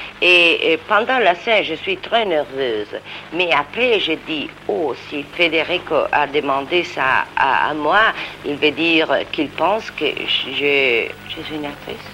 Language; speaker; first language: French; non-native, learner; Italian